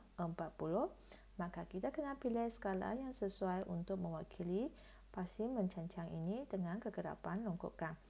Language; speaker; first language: Malay; non-native, local second language; Chinese